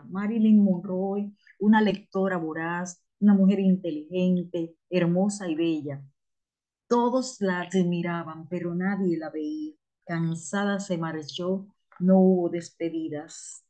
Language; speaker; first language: Spanish; native; Spanish